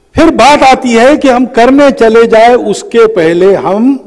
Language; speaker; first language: Hindi; native; Hindi